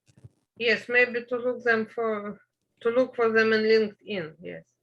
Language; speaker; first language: English; non-native, learner; Russian